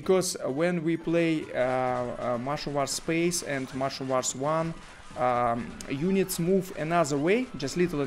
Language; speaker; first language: English; non-native, learner; Russian